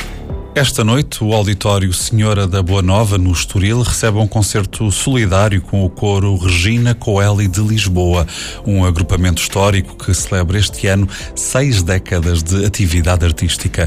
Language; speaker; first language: Portuguese; native; Portuguese